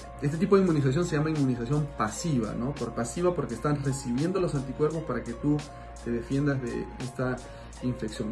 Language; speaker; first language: Spanish; native; Spanish